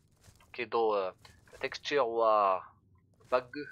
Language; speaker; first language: Japanese; non-native, learner; French